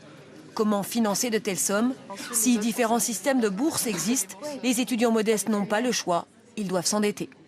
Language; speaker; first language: French; native; French